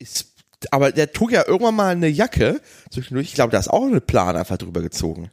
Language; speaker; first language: German; native; German